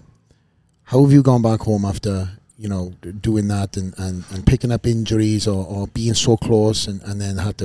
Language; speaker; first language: English; native; English